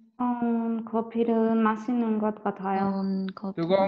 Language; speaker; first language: Korean; non-native, learner; Spanish